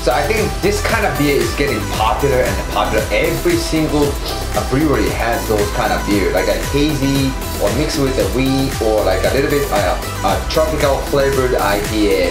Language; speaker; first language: English; non-native, fluent; Japanese